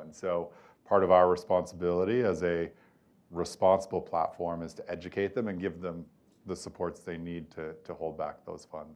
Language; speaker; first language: English; native; English